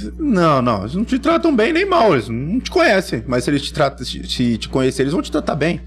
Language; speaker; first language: Portuguese; native; Portuguese